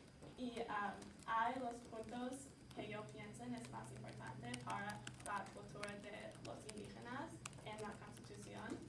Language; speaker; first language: Spanish; non-native, learner; English